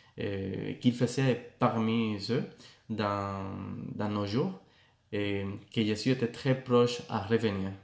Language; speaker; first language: French; non-native, fluent; Spanish